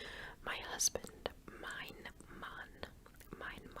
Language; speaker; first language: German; non-native, learner; English